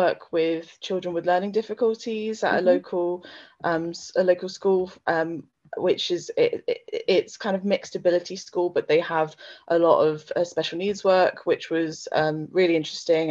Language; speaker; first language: English; native; English